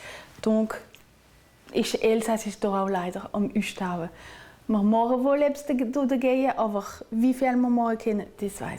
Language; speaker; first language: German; non-native, local second language; Swiss German